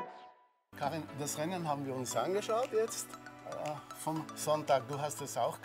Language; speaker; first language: German; native; German